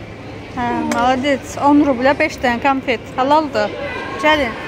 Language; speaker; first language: Russian; non-native, learner; Azerbaijani